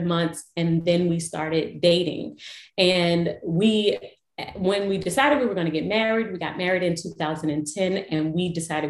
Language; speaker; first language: English; native; English